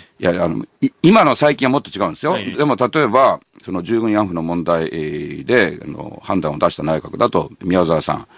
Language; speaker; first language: Japanese; native; Japanese